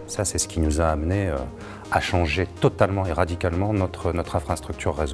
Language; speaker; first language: French; native; French